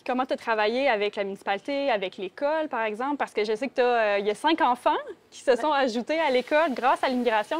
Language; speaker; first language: French; native; French